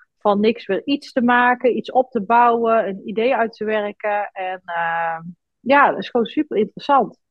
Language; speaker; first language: Dutch; native; Dutch